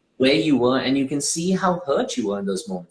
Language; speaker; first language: English; native; English